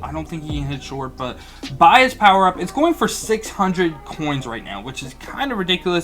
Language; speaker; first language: English; native; English